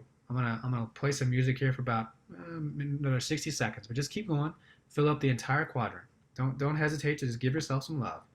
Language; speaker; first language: English; native; English